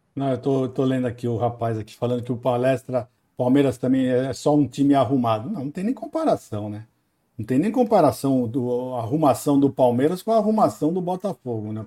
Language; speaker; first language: Portuguese; native; Portuguese